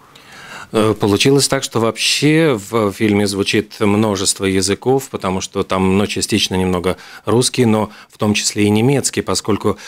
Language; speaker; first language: Russian; native; Russian